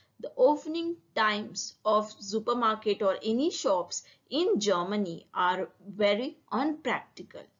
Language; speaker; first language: English; non-native, fluent; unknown